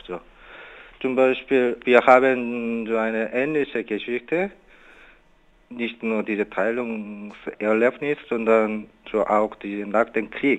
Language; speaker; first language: German; non-native, fluent; Korean